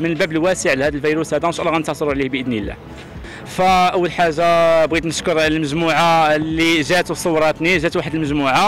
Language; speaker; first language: Arabic; native; Arabic